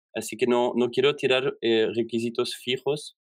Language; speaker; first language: Spanish; non-native, fluent; French